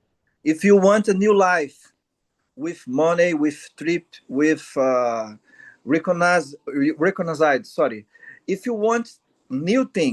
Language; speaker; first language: English; non-native, learner; Portuguese